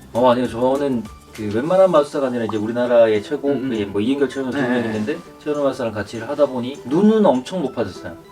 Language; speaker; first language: Korean; native; Korean